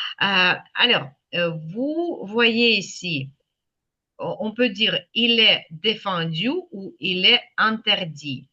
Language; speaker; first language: French; non-native, fluent; Ukrainian